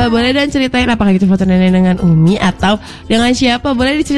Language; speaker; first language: Indonesian; native; Indonesian